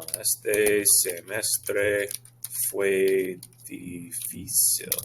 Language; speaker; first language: Spanish; non-native, fluent; English